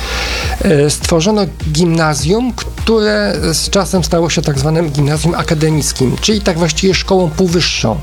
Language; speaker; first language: Polish; native; Polish